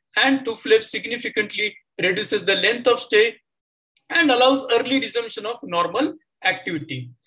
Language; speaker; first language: English; non-native, local second language; Marathi